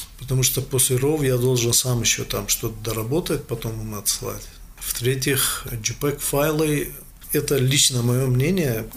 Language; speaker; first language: Russian; non-native, local second language; Tajik